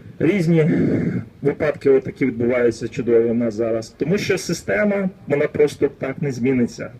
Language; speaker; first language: Ukrainian; native; Ukrainian